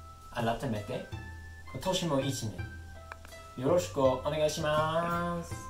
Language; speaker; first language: Japanese; non-native, learner; English